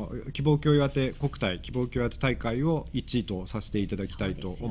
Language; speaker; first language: Japanese; native; Japanese